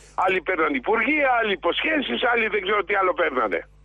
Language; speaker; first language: Greek; native; Greek